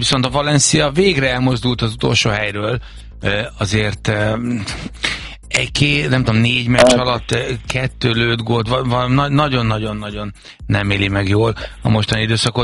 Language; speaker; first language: Hungarian; native; Hungarian